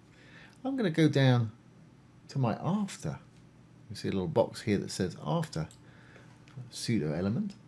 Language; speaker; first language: English; native; English